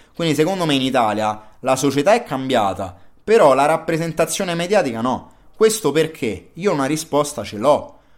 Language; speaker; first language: Italian; native; Italian